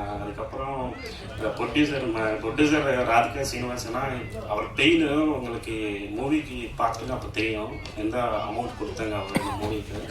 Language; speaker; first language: Tamil; non-native, learner; Telugu